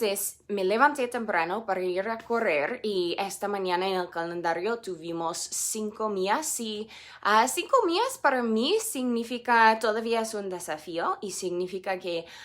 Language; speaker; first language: Spanish; non-native, fluent; English